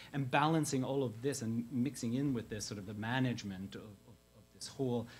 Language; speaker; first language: English; native; English